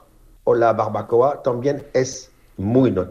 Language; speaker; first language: Spanish; non-native, learner; French